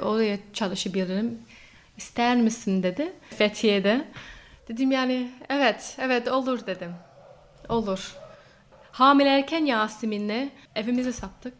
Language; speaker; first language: Turkish; non-native, learner; English